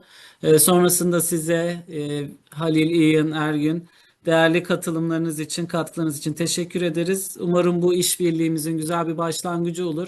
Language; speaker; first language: Turkish; native; Turkish